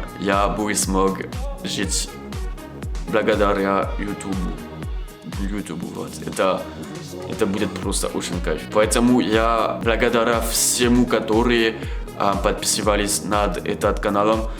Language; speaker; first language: Russian; non-native, learner; French